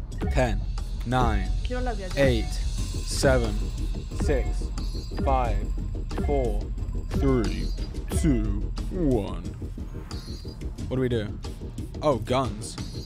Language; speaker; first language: English; native; English